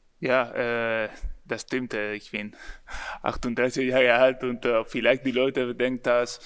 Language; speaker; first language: German; non-native, learner; Spanish